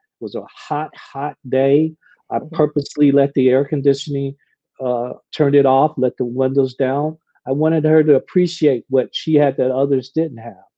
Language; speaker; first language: English; native; English